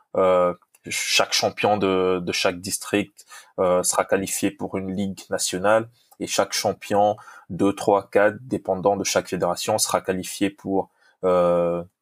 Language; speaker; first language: French; non-native, local second language; Lingala